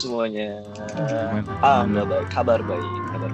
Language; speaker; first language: Indonesian; native; Indonesian